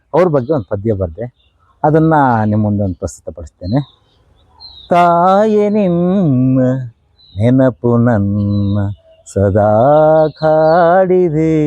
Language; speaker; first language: Kannada; non-native, local second language; Telugu